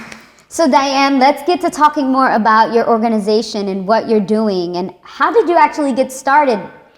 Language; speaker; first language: English; native; English